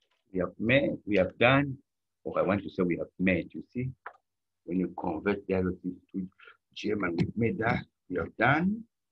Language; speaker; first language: English; non-native, local second language; Bemba